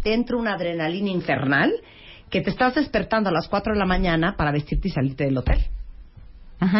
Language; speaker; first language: Spanish; native; Spanish